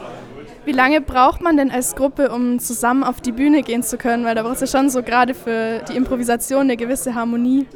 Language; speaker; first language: German; native; German